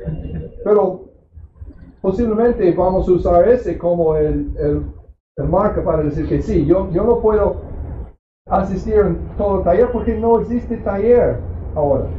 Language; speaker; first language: Spanish; non-native, fluent; English